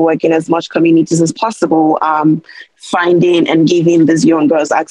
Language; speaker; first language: English; non-native, local second language; Yoruba